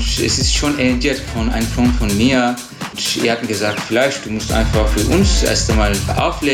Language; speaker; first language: German; non-native, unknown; Turkish